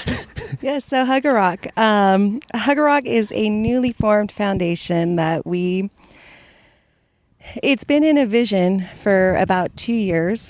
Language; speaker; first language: English; native; English